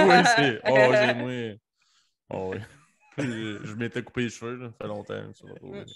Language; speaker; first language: French; early bilingual, other home language; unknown